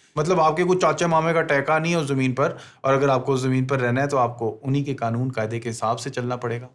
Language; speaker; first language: Urdu; native; Urdu